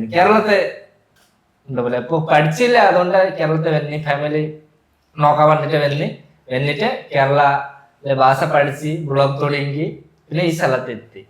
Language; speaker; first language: Malayalam; non-native, learner; Bangla